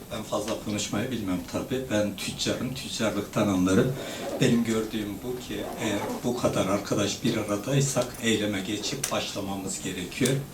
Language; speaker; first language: Turkish; native; Turkish